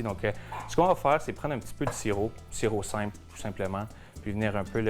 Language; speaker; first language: French; native; French